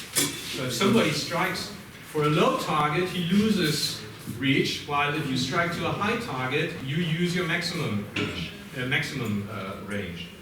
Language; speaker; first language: English; non-native, fluent; German